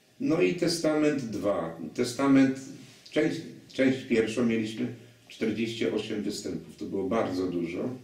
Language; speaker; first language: Polish; non-native, local second language; Kashubian